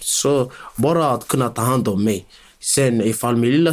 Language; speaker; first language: Swedish; non-native, local second language; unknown